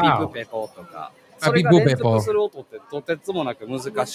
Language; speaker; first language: Japanese; native; Japanese